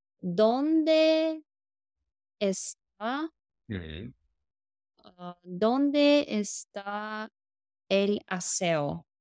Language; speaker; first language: Spanish; non-native, learner; English